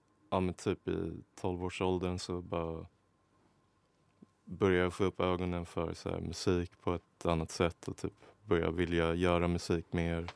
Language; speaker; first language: Swedish; native; Swedish